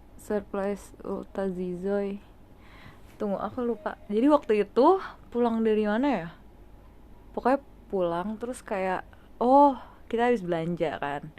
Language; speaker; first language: Indonesian; native; Indonesian